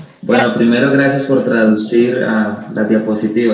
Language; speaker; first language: Spanish; native; Spanish